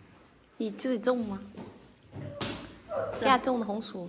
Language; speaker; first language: Chinese; non-native, fluent; Vietnamese